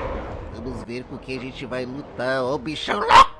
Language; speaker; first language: Portuguese; native; Portuguese